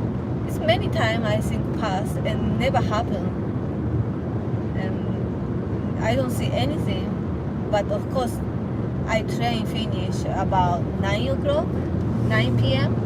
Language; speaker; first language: English; non-native, learner; Japanese